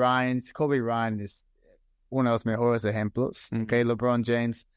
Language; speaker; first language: Spanish; non-native, fluent; English